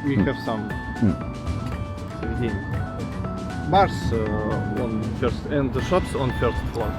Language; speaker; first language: English; non-native, learner; Russian